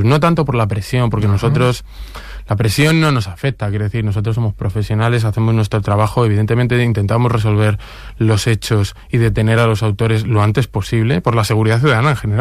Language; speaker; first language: Spanish; native; Spanish